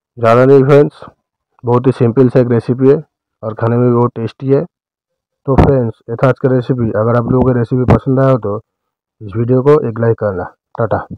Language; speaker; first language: Hindi; non-native, local second language; Bangla